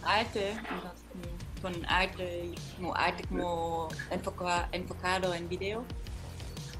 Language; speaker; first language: Spanish; non-native, fluent; German